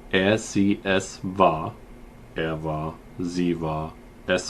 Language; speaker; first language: German; non-native, fluent; English